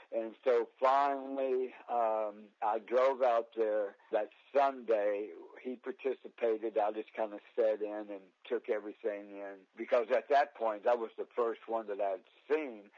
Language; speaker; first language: English; native; English